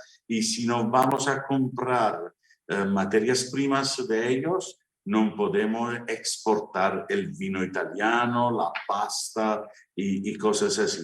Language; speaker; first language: Spanish; non-native, fluent; Italian